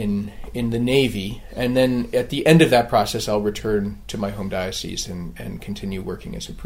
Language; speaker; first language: English; native; English